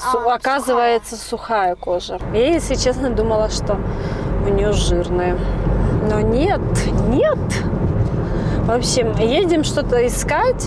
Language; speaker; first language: Russian; native; Russian